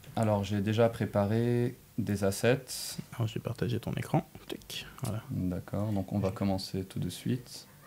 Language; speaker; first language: French; non-native, local second language; Arabic